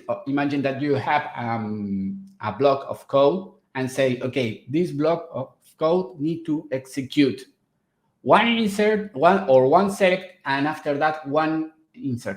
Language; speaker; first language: English; non-native, fluent; Spanish